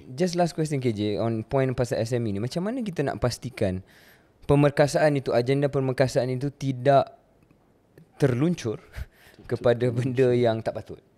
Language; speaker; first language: Malay; native; Malay